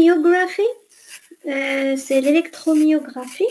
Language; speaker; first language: French; non-native, fluent; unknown